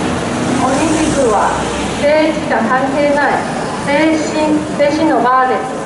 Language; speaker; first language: Japanese; non-native, learner; Chinese